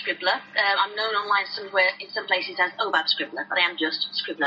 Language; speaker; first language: English; native; English